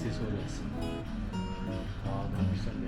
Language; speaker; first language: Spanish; non-native, learner; Korean